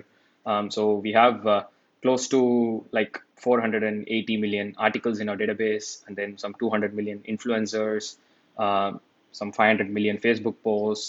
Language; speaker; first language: English; non-native, local second language; Tamil